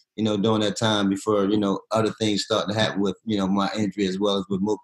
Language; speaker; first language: English; native; English